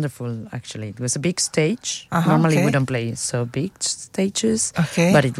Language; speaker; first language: English; non-native, fluent; Spanish